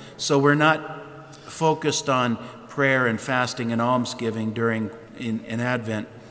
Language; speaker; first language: English; native; English